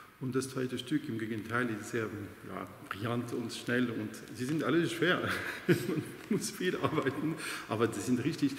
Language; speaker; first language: German; non-native, fluent; French